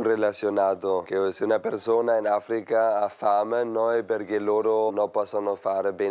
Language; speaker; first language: Italian; non-native, fluent; German